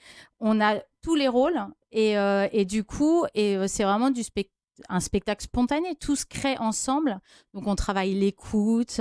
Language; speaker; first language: French; native; French